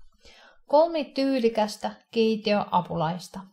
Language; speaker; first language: Finnish; non-native, fluent; Russian